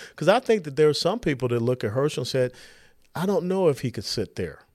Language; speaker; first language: English; native; English